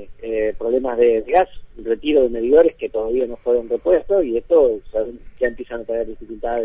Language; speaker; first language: Spanish; native; Spanish